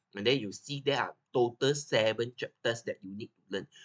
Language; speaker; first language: English; non-native, local second language; Chinese